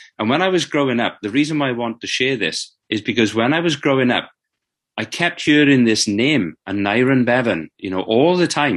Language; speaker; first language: English; native; English